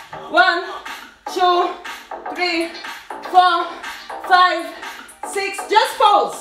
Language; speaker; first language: English; non-native, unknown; Portuguese